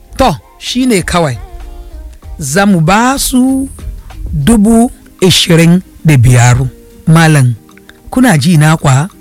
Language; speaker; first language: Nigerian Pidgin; non-native, local second language; Yoruba